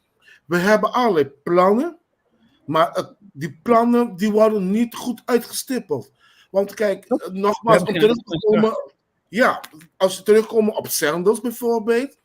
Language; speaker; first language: Dutch; non-native, local second language; Papiamento